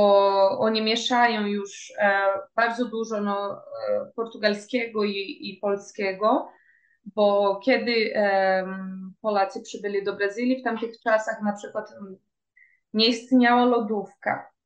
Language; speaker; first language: Polish; early bilingual, heritage; Portuguese